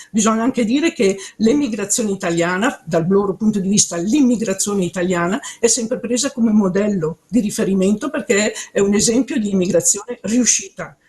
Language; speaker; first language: Italian; native; Italian